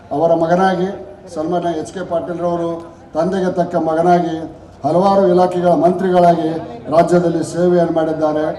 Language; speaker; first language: Kannada; native; Kannada